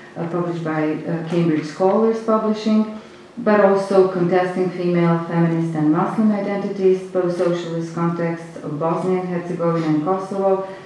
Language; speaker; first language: English; non-native, fluent; Croatian